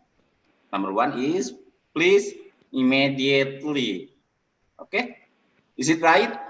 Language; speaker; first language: English; non-native, learner; Indonesian